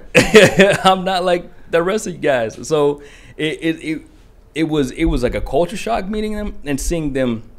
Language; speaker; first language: English; early bilingual, other home language; Kinyarwanda